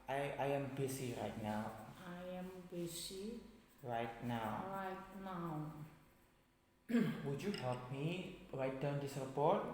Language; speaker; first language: English; non-native, fluent; Indonesian